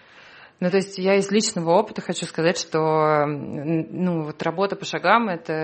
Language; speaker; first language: Russian; native; Russian